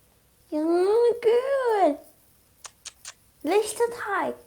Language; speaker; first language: Arabic; non-native, learner; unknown